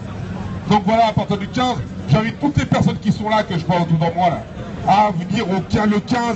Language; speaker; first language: French; native; French